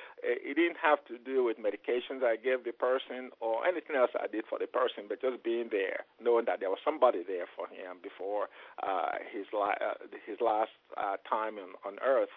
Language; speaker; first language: English; non-native, local second language; Igbo